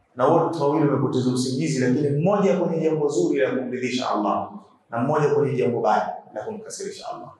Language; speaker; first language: Swahili; native; Swahili